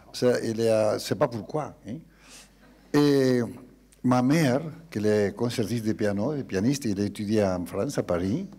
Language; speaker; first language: French; non-native, learner; Spanish